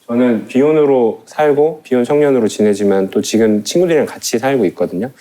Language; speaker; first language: Korean; native; Korean